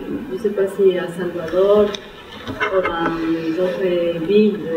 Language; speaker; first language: French; non-native, fluent; Spanish